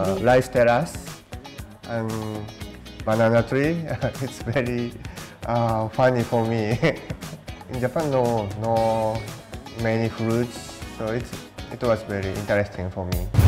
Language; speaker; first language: English; non-native, learner; Japanese